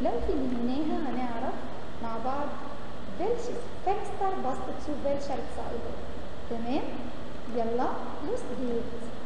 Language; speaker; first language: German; non-native, fluent; Arabic